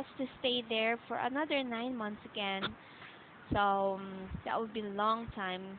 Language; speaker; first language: English; non-native, local second language; Filipino